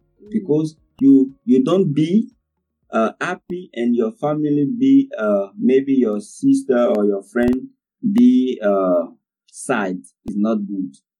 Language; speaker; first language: English; non-native, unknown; French